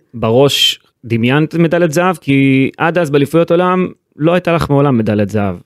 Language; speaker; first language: Hebrew; native; Hebrew